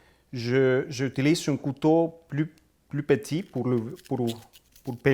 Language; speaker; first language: French; non-native, fluent; Spanish